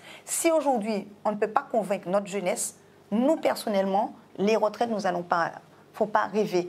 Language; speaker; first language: French; non-native, local second language; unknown